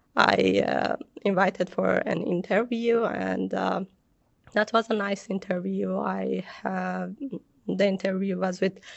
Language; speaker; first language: English; non-native, fluent; Persian